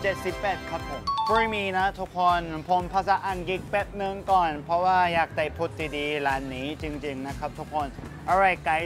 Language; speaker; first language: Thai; non-native, fluent; Korean